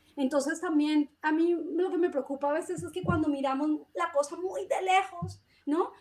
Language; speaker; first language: Spanish; native; Spanish